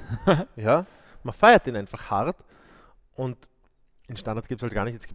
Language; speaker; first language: German; native; German